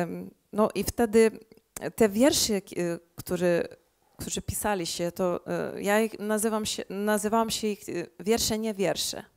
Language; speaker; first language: Polish; early bilingual, heritage; Polish